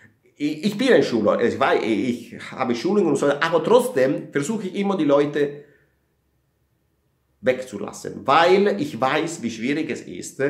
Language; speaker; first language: German; non-native, fluent; Italian